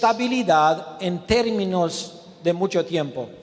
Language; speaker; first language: Spanish; non-native, learner; Romanian